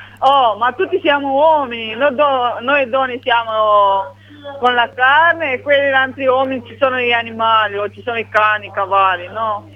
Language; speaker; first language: Italian; non-native, learner; Romanian